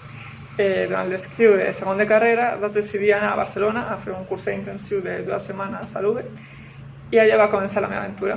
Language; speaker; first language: Catalan; non-native, local second language; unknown